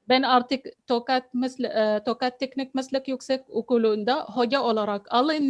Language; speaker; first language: Turkish; non-native, fluent; Arabic